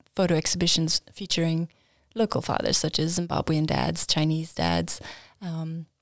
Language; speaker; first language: English; native; English